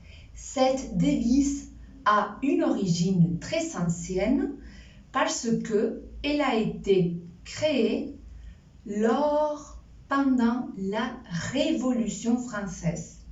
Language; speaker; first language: French; non-native, fluent; Spanish